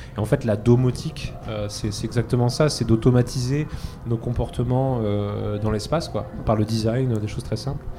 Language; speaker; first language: French; native; French